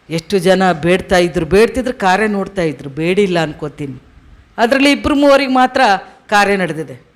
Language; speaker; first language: Kannada; non-native, local second language; Telugu